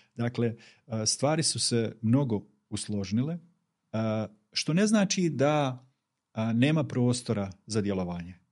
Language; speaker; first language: Bosnian; native; Bosnian